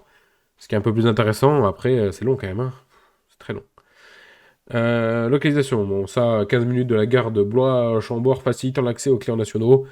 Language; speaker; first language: French; native; French